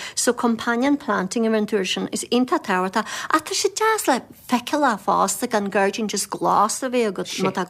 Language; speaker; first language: Irish; native; Irish